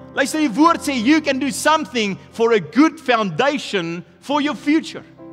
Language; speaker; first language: English; non-native, local second language; Afrikaans